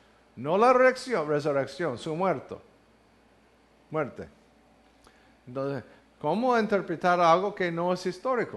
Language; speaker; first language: Spanish; non-native, learner; English